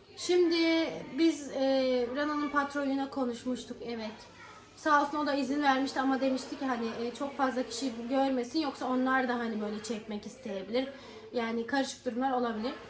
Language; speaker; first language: Turkish; native; Turkish